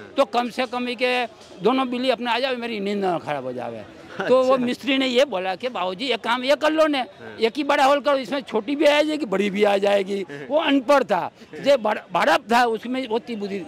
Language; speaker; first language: Hindi; non-native, local second language; Gujarati